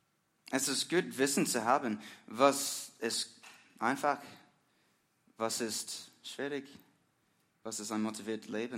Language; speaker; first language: German; non-native, learner; English